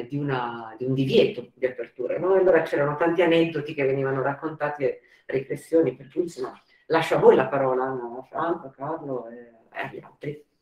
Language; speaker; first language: Italian; native; Italian